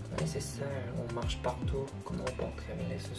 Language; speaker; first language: French; non-native, learner; Korean